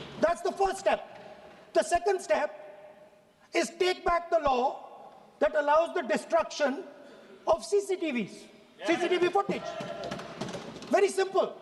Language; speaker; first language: English; non-native, local second language; Hindi